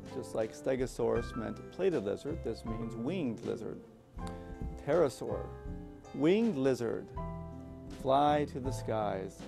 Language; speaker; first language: English; native; English